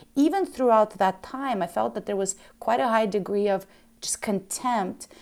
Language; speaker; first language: English; early bilingual, other home language; Ukrainian